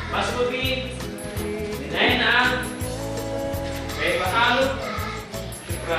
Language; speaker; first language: Arabic; non-native, learner; Indonesian